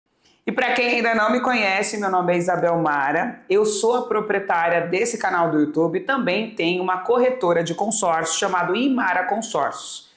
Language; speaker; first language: Portuguese; native; Portuguese